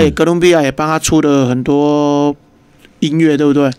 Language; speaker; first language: Chinese; native; Chinese